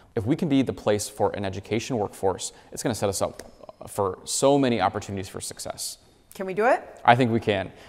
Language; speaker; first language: English; native; English